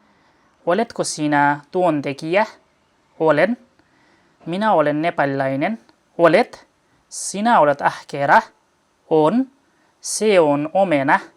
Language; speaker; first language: Finnish; non-native, learner; Nepali